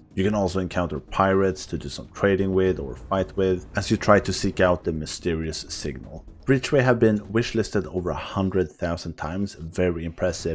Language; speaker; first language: English; non-native, fluent; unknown